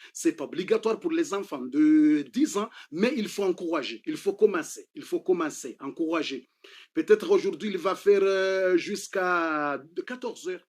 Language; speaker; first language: French; non-native, learner; Comorian